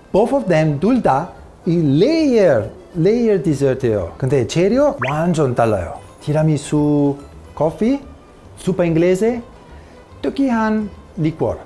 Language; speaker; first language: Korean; non-native, learner; Italian